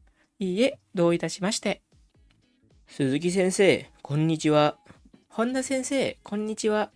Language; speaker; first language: Japanese; non-native, fluent; Indonesian